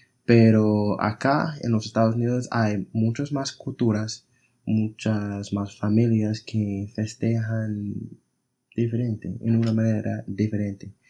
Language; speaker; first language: Spanish; non-native, fluent; English